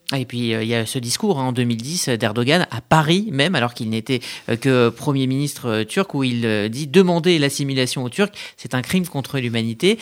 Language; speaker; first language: French; native; French